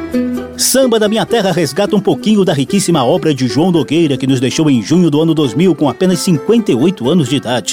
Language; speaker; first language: Portuguese; native; Portuguese